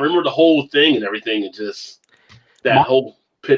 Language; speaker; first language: English; native; English